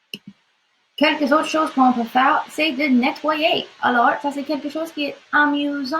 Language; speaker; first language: French; non-native, local second language; English